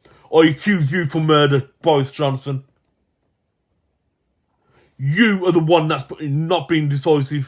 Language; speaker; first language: English; native; English